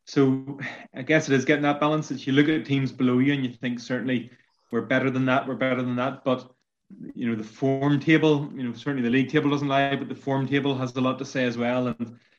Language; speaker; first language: English; native; English